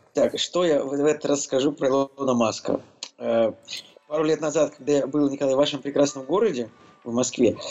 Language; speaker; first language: Russian; native; Russian